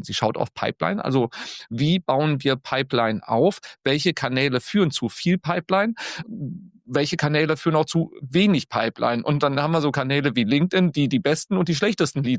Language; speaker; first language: German; native; German